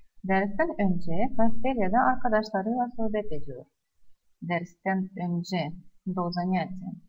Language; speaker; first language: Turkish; non-native, fluent; Russian